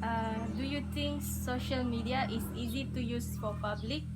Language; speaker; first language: English; non-native, learner; Malay